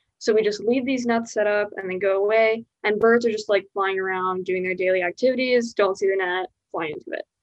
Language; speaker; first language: English; early bilingual, other home language; Spanish